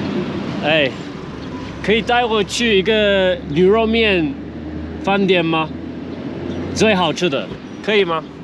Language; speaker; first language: Chinese; non-native, fluent; English